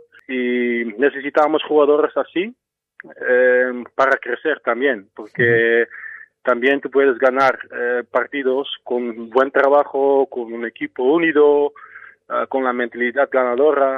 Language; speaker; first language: Spanish; non-native, learner; Dutch